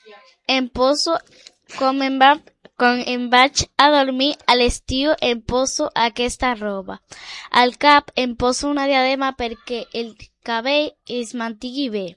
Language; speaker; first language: Catalan; non-native, learner; Spanish